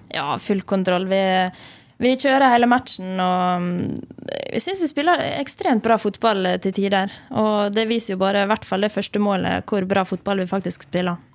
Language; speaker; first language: Norwegian; native; Norwegian